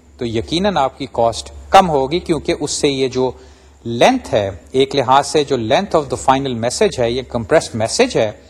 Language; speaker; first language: Urdu; native; Urdu